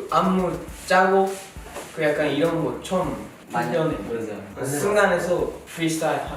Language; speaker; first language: Korean; non-native, learner; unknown